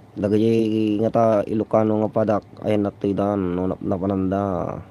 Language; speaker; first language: Filipino; non-native, local second language; Iloko